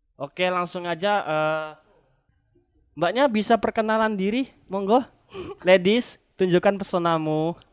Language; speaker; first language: Indonesian; non-native, local second language; Javanese